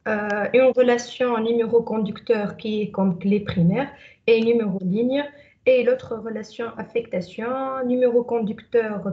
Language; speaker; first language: French; non-native, local second language; Arabic